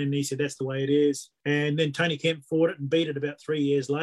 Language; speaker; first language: English; native; English